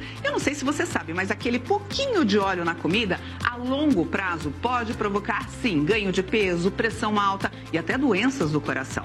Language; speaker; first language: Portuguese; native; Portuguese